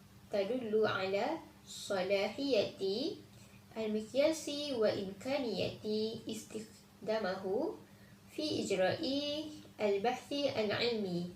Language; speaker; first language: Arabic; non-native, learner; Malay